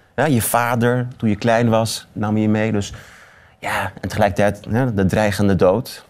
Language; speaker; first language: Dutch; early bilingual, other home language; Zaza